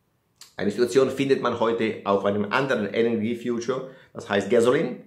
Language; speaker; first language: German; non-native, fluent; Italian